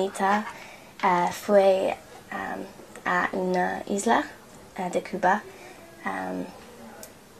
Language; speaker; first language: Spanish; non-native, learner; English